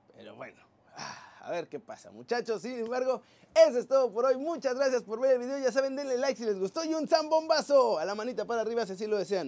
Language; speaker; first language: Spanish; native; Spanish